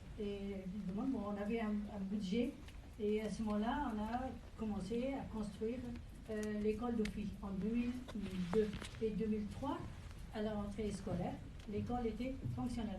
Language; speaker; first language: French; non-native, fluent; Persian